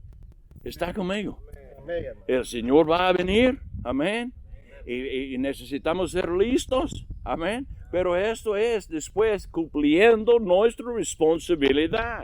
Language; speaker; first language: Spanish; non-native, learner; English